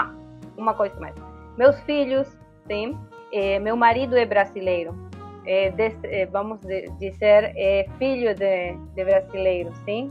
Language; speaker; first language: Portuguese; non-native, fluent; Spanish